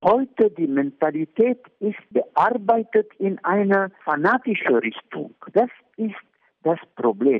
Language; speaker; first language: German; non-native, fluent; Arabic